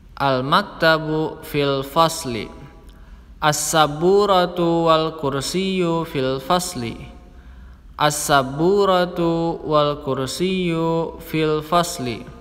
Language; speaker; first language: Arabic; non-native, fluent; Indonesian